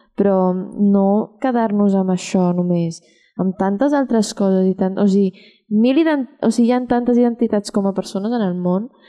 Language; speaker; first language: Catalan; early bilingual, other home language; Chinese